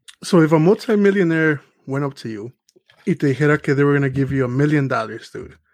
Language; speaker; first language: English; early bilingual, other home language; Spanish